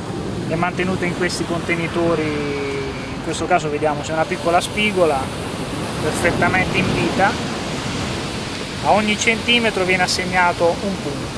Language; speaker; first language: Italian; native; Italian